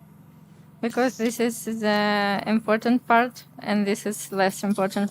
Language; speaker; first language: English; non-native, learner; Ukrainian